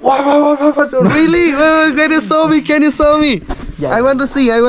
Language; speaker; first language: English; non-native, learner; Vietnamese